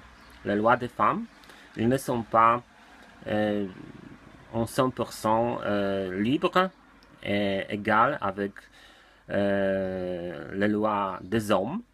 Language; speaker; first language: French; non-native, learner; Polish